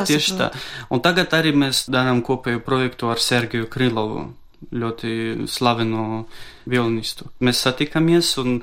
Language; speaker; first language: Latvian; non-native, local second language; Russian